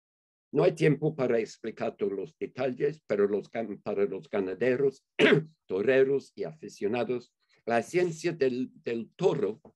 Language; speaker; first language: Spanish; non-native, fluent; English